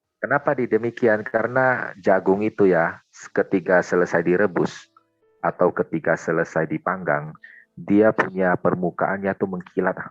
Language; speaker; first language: Indonesian; non-native, local second language; Min Nan Chinese